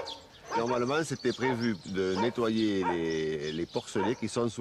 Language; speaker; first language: French; native; French